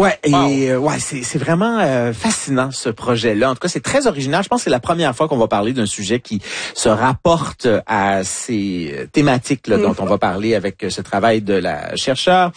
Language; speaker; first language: French; native; French